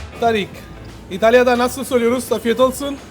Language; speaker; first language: Turkish; non-native, learner; Italian